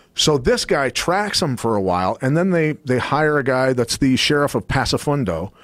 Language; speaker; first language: English; native; English